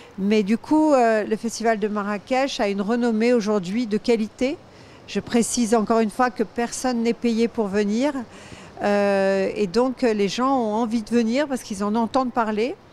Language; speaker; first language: French; native; French